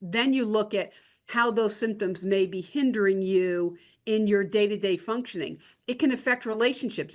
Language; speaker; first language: English; native; English